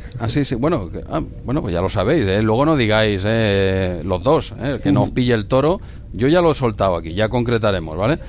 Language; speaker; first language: Spanish; native; Spanish